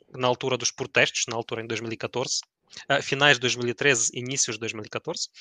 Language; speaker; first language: Portuguese; early bilingual, other home language; Ukrainian